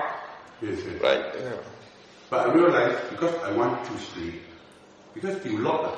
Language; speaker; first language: English; non-native, learner; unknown